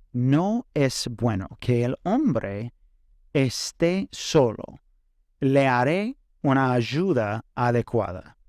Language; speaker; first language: Spanish; non-native, fluent; English